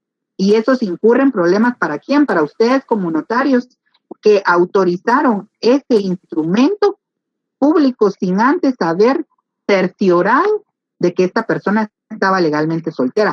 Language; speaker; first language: Spanish; native; Spanish